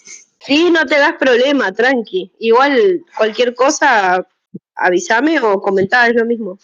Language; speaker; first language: Spanish; native; Spanish